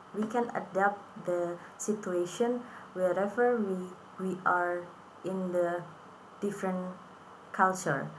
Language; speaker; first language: English; non-native, fluent; Indonesian